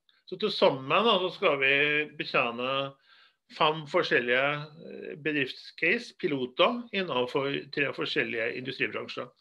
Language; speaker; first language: Norwegian; native; Norwegian